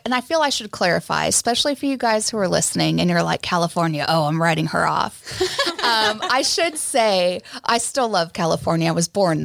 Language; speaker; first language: English; native; English